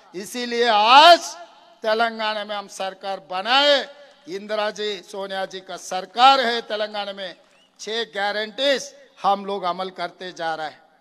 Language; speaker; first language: Hindi; non-native, local second language; Telugu